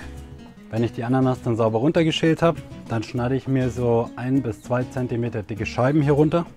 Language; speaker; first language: German; native; German